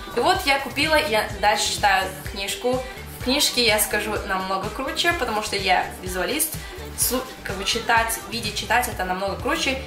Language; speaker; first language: Russian; early bilingual, heritage; Russian